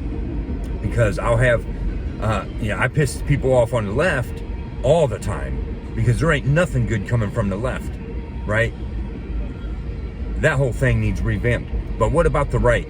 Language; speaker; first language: English; native; English